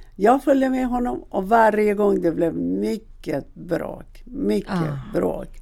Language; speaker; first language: Swedish; non-native, fluent; Persian